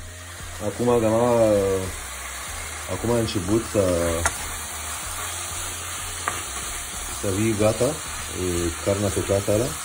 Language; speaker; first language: Romanian; non-native, learner; Arabic